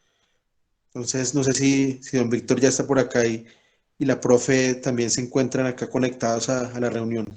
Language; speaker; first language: Spanish; native; Spanish